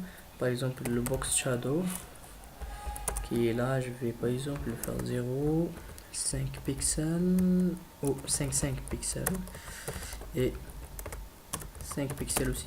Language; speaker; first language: French; non-native, learner; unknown